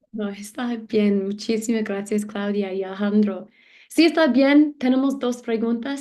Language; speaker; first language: Spanish; non-native, learner; English